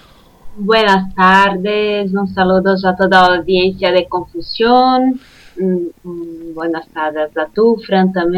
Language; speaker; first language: Spanish; non-native, fluent; Portuguese